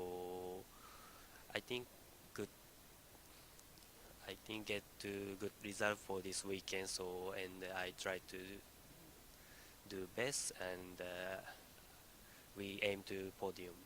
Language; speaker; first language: English; non-native, learner; Indonesian